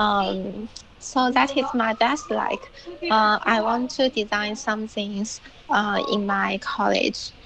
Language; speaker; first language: English; non-native, learner; Chinese